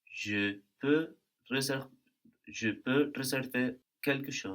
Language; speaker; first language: French; non-native, learner; English